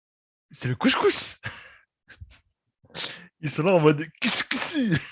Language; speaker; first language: French; native; French